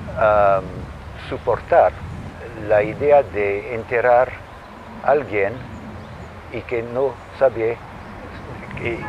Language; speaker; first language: Spanish; non-native, fluent; English